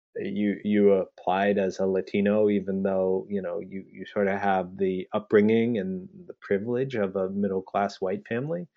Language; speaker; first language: English; early bilingual, other home language; Spanish